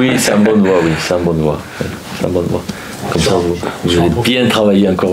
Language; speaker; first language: French; native; French